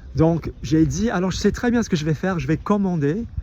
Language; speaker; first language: French; non-native, fluent; English